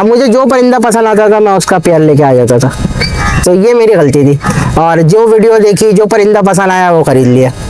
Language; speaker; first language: Urdu; native; Urdu